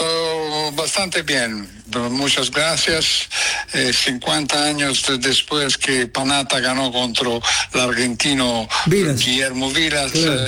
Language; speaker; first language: Spanish; non-native, fluent; Italian